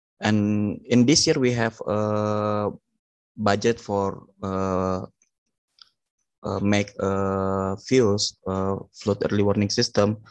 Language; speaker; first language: English; non-native, learner; Indonesian